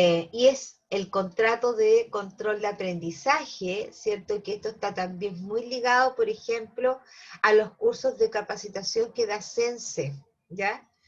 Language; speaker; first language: Spanish; native; Spanish